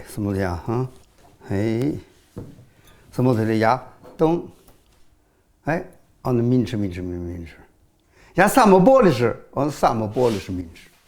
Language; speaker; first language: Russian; non-native, learner; Chinese